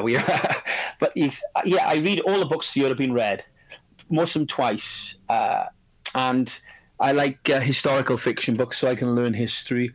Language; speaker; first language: English; native; English